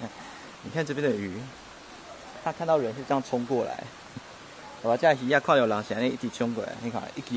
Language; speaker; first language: Chinese; native; Chinese